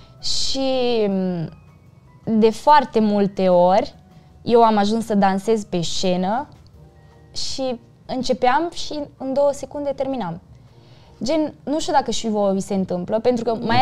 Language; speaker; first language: Romanian; early bilingual, heritage; Romanian